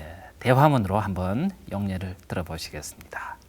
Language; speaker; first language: Korean; native; Korean